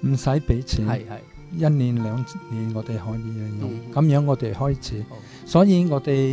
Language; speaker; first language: Cantonese; non-native, fluent; Italian